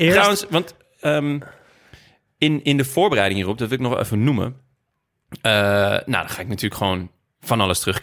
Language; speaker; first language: Dutch; native; Dutch